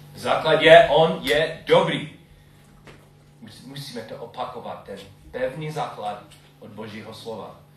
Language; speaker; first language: Czech; non-native, fluent; English